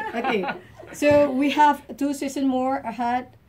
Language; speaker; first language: English; non-native, learner; Indonesian